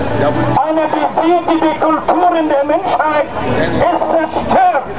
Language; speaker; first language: German; non-native, fluent; Arabic